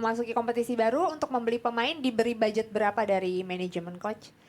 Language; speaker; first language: Indonesian; native; Indonesian